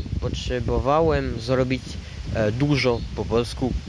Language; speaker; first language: Polish; non-native, learner; French